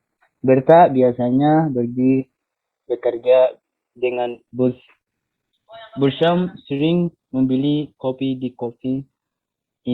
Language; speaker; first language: Indonesian; non-native, learner; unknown